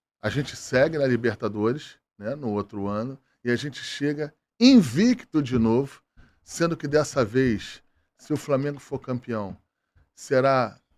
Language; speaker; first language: Portuguese; native; Portuguese